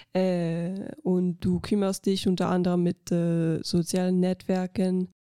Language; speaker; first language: German; non-native, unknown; French